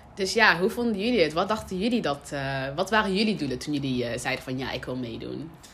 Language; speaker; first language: Dutch; early bilingual, other home language; Somali